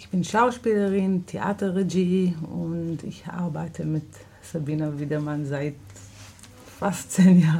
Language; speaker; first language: German; non-native, fluent; Hebrew